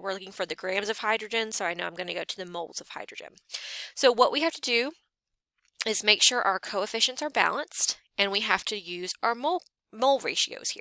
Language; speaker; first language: English; native; English